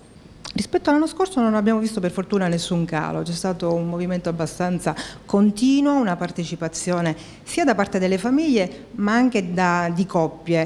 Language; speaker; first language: Italian; native; Italian